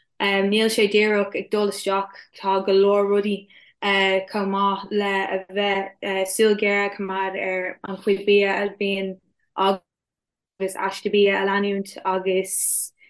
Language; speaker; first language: Irish; non-native, local second language; English